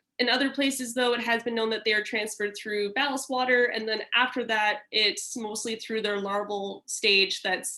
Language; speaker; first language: English; native; English